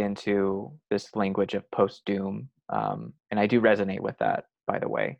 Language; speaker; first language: English; native; English